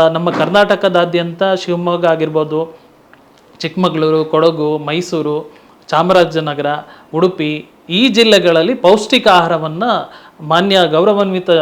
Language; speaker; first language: Kannada; non-native, local second language; Tulu